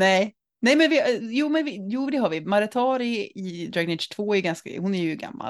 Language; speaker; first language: Swedish; native; Swedish